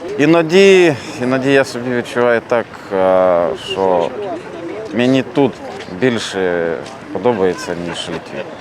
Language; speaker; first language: Ukrainian; non-native, learner; Lithuanian